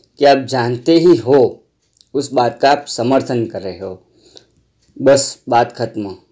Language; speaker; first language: Hindi; non-native, local second language; Gujarati